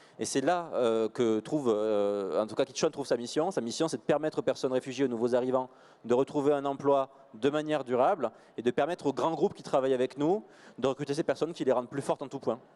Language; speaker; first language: French; early bilingual, other home language; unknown